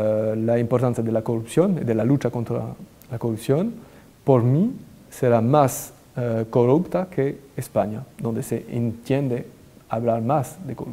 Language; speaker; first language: Spanish; non-native, fluent; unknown